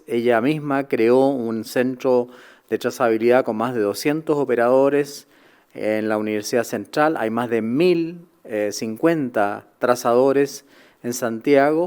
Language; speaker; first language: Spanish; native; Spanish